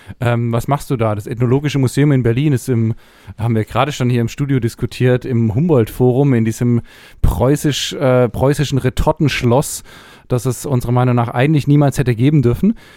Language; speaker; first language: German; native; German